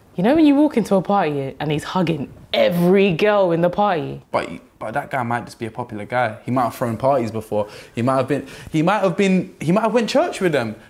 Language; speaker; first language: English; native; English